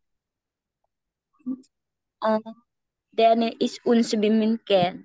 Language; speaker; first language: German; non-native, learner; Lao